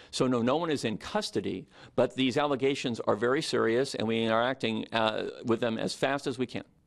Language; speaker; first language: English; native; English